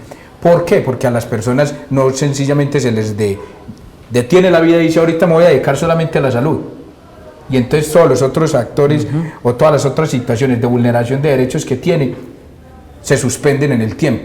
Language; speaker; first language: Spanish; native; Spanish